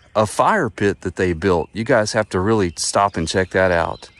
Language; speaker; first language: English; native; English